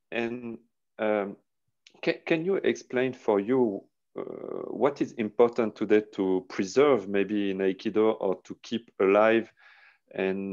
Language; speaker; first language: English; non-native, learner; French